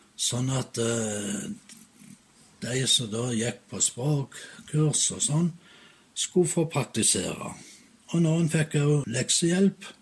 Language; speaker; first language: Norwegian; native; Norwegian